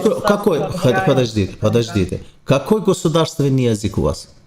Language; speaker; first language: Russian; non-native, fluent; Turkish